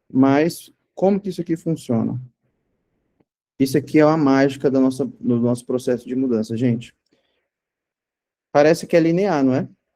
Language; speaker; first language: Portuguese; native; Portuguese